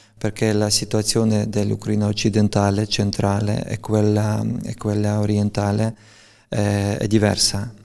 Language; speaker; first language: Italian; non-native, fluent; Ukrainian